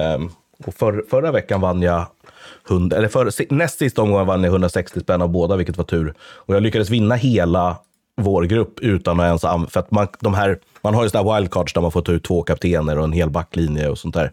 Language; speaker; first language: Swedish; native; Swedish